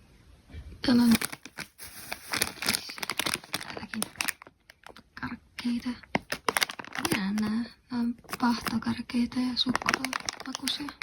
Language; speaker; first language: Finnish; non-native, learner; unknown